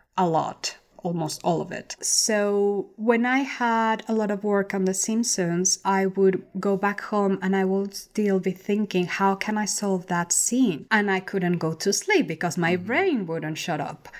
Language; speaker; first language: English; non-native, fluent; Spanish